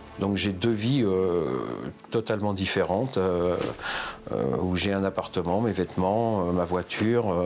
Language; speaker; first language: French; native; French